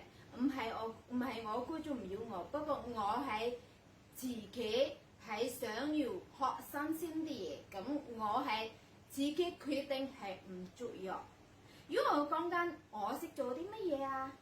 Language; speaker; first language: Cantonese; non-native, fluent; Indonesian